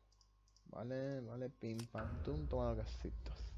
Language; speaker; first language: Spanish; native; Spanish